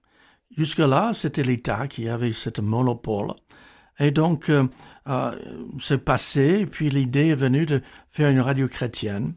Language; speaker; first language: French; non-native, fluent; English